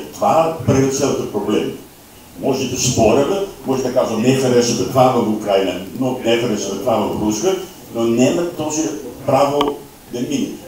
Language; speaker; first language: Bulgarian; non-native, learner; Slovak